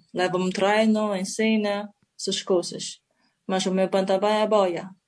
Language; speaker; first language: Portuguese; non-native, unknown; Chinese